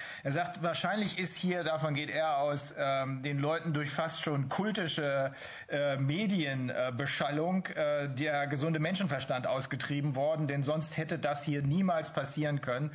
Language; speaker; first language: German; native; German